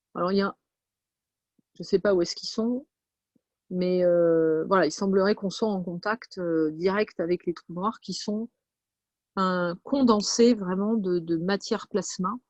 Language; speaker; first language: French; native; French